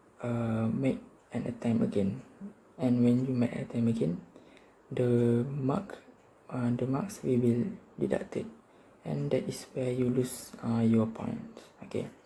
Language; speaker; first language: English; non-native, learner; Malay